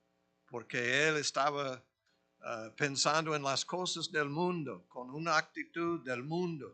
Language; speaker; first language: Spanish; non-native, fluent; English